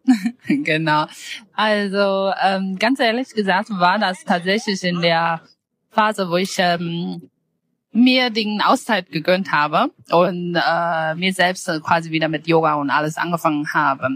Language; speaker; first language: German; non-native, fluent; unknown